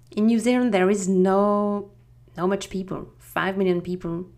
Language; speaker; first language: English; non-native, fluent; French